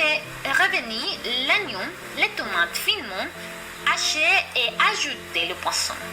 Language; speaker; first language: French; non-native, learner; Spanish